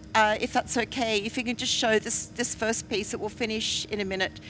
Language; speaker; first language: English; native; English